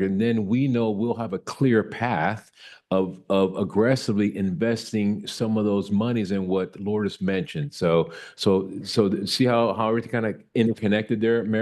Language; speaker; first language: English; native; English